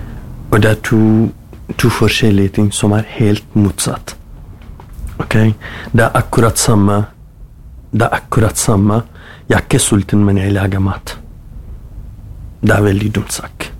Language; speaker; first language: Norwegian; non-native, learner; Kurdish